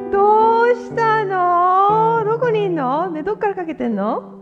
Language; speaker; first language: Japanese; native; Japanese